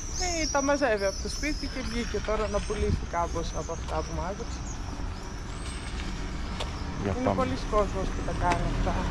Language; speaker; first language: Greek; non-native, fluent; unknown